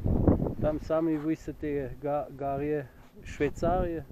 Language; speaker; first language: Russian; non-native, learner; German